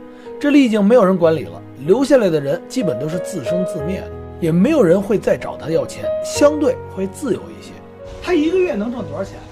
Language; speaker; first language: Chinese; native; Chinese